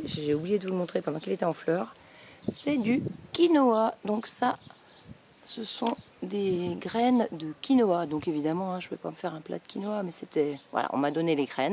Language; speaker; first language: French; native; French